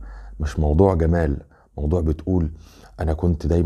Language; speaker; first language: Arabic; native; Arabic